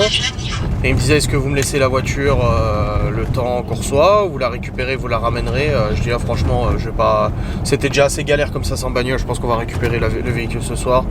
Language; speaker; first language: French; native; French